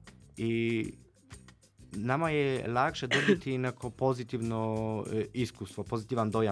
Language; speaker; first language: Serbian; non-native, fluent; Polish